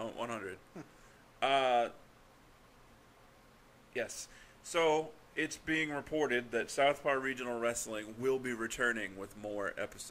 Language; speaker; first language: English; native; English